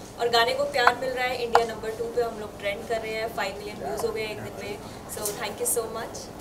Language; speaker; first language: Hindi; non-native, local second language; Punjabi